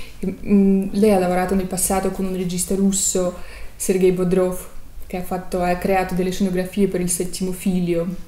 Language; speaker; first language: Italian; non-native, fluent; Russian